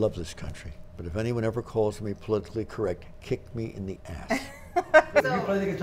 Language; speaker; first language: English; native; English